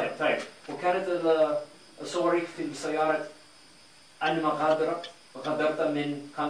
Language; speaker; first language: Arabic; non-native, learner; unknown